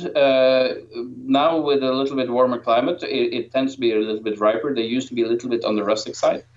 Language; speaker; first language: English; non-native, fluent; Norwegian